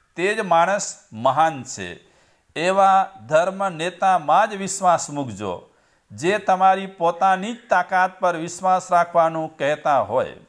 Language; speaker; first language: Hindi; non-native, local second language; Gujarati